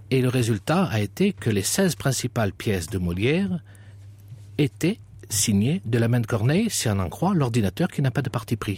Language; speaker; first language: French; native; French